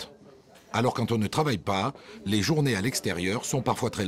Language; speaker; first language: French; native; French